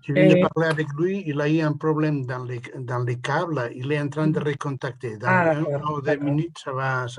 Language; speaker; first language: French; non-native, fluent; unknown